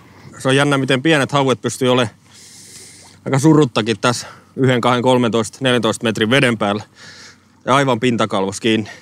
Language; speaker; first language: Finnish; native; Finnish